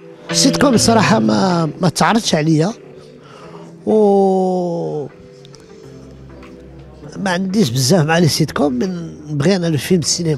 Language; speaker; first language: Arabic; early bilingual, heritage; Arabic